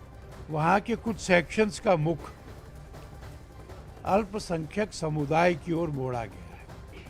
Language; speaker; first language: Hindi; native; Hindi